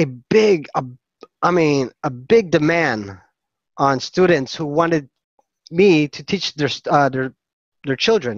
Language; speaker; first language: English; non-native, fluent; Filipino